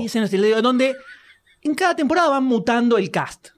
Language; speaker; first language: Spanish; native; Spanish